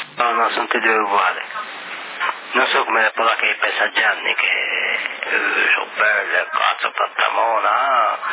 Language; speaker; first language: Italian; non-native, learner; Portuguese